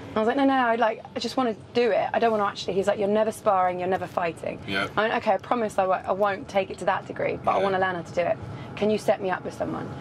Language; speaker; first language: English; native; English